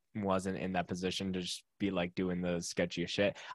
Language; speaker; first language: English; native; English